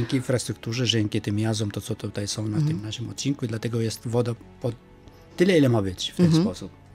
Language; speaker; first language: Polish; non-native, fluent; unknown